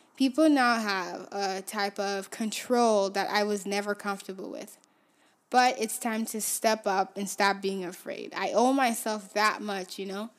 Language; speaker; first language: English; early bilingual, other home language; Haitian Creole